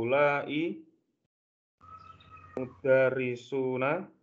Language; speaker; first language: Arabic; non-native, learner; Indonesian